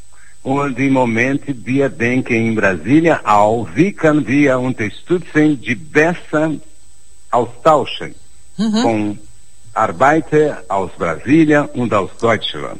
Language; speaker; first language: German; non-native, fluent; Portuguese